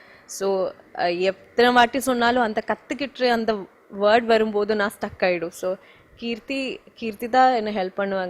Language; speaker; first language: Tamil; non-native, learner; Malayalam